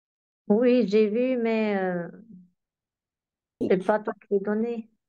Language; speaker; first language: French; non-native, local second language; Arabic